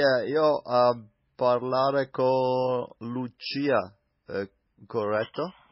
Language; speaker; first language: Italian; non-native, learner; English